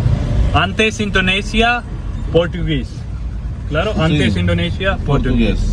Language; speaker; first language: Portuguese; non-native, learner; Hindi